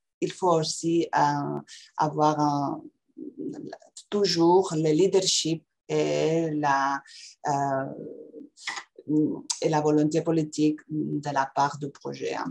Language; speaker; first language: French; non-native, fluent; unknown